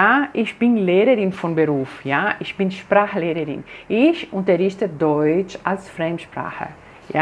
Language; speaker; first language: German; non-native, fluent; Portuguese